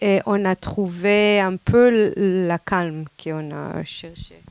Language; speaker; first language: French; non-native, fluent; Hebrew